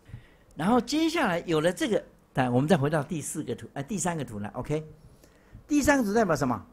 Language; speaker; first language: Chinese; native; Chinese